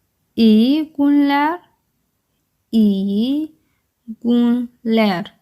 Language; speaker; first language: Turkish; non-native, learner; Somali